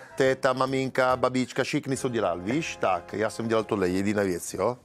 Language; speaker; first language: Czech; non-native, learner; Italian